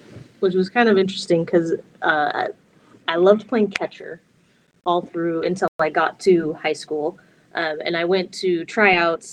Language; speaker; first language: English; native; English